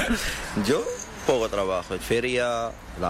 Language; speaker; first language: Spanish; non-native, learner; Arabic